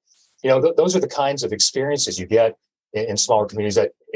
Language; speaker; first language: English; native; English